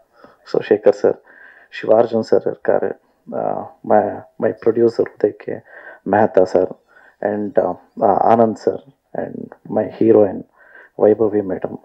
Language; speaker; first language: Tamil; non-native, local second language; Kannada